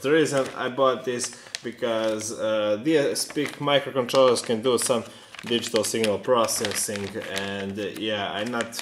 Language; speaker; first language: English; non-native, fluent; Serbian